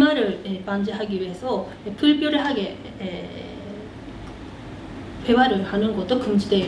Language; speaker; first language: Korean; early bilingual, heritage; Korean